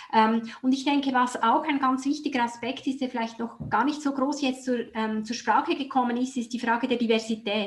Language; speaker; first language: German; native; German